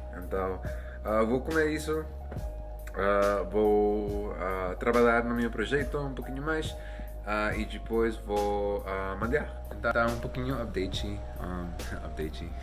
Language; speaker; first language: Portuguese; non-native, learner; Spanish